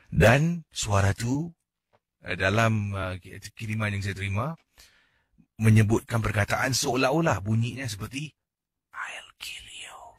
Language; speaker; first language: Malay; native; Malay